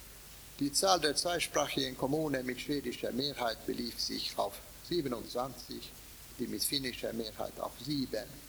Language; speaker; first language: German; non-native, fluent; Swedish